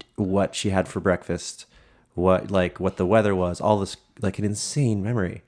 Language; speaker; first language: English; native; English